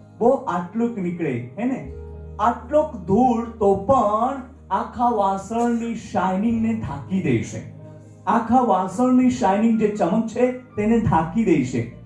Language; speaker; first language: Gujarati; non-native, local second language; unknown